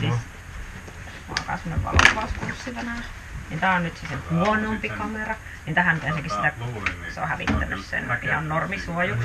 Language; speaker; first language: Finnish; native; Finnish